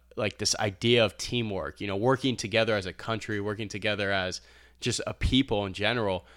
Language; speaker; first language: English; early bilingual, other home language; Albanian